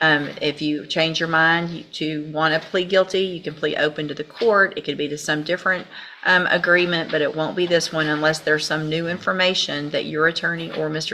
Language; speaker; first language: English; native; English